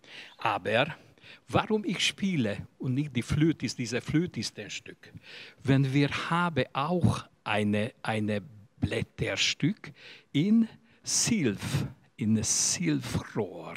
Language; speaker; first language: German; non-native, learner; Hungarian